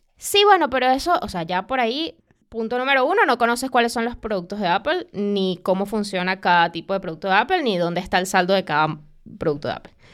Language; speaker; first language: Spanish; native; Spanish